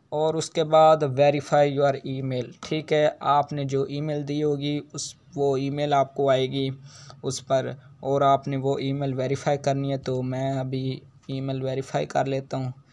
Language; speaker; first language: Hindi; native; Hindi